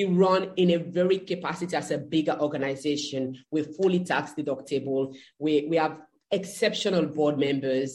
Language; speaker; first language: English; non-native, local second language; Krio